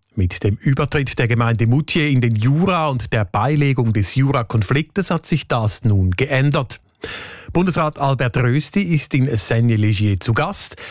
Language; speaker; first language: German; native; German